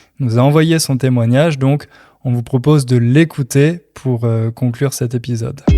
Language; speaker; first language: French; native; French